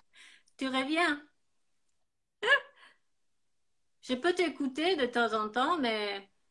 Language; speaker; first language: French; non-native, fluent; English